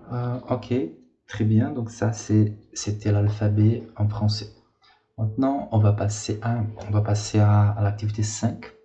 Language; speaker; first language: French; non-native, fluent; Portuguese